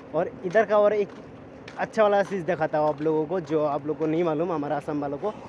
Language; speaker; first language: Hindi; non-native, local second language; Bangla